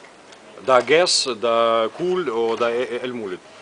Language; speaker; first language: Danish; non-native, fluent; Russian